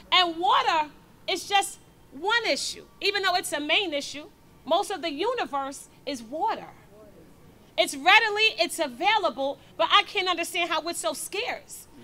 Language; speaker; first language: English; native; English